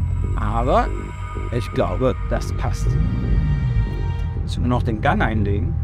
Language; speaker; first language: German; native; German